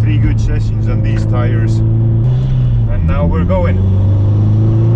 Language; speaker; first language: English; non-native, fluent; Estonian